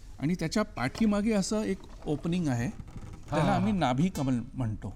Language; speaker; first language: Marathi; native; Marathi